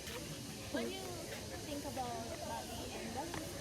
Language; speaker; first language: English; non-native, learner; Indonesian